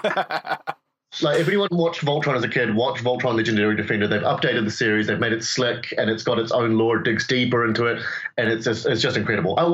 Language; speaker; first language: English; native; English